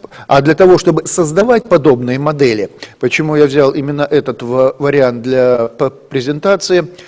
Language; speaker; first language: Russian; native; Russian